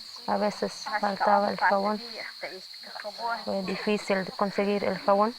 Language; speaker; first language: Spanish; non-native, local second language; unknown